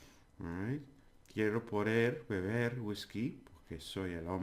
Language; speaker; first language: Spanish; non-native, learner; English